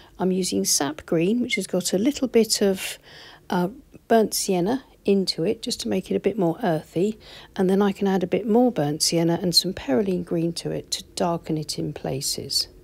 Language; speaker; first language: English; native; English